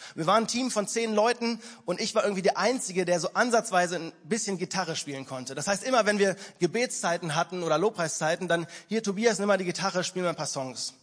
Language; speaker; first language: German; native; German